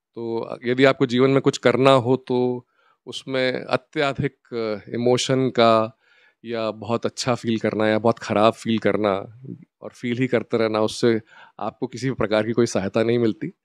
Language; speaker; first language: Hindi; native; Hindi